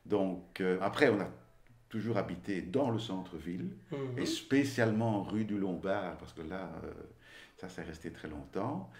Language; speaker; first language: French; native; French